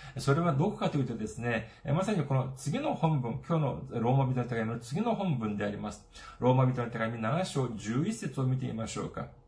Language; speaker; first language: Japanese; non-native, fluent; Korean